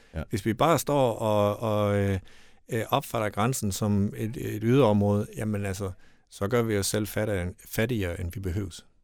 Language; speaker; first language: Danish; native; Danish